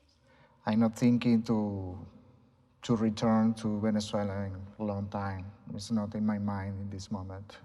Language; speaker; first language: English; non-native, learner; Spanish